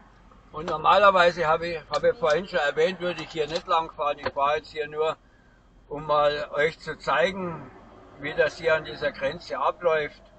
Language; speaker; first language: German; native; German